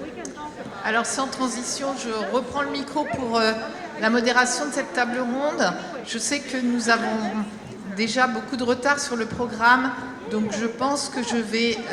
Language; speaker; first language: French; native; French